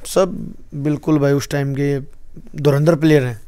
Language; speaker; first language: Hindi; native; Hindi